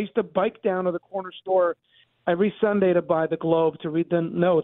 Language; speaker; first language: English; native; English